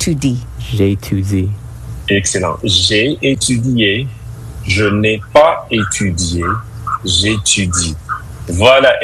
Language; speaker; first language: French; non-native, fluent; English